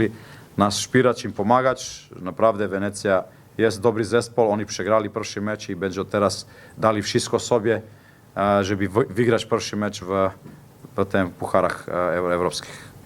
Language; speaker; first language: Polish; non-native, learner; Slovenian